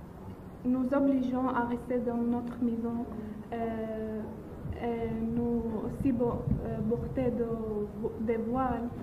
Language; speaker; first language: French; non-native, learner; Arabic